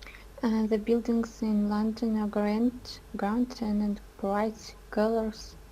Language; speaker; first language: English; non-native, learner; Russian